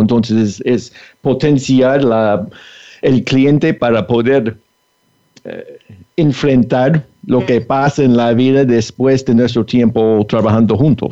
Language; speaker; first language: Spanish; non-native, fluent; English